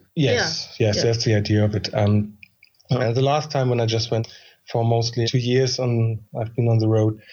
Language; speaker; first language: English; non-native, fluent; German